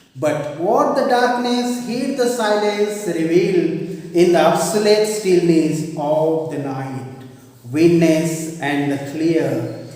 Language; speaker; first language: English; non-native, local second language; Marathi